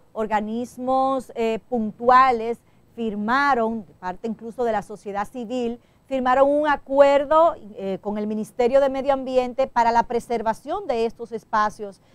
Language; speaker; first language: Spanish; native; Spanish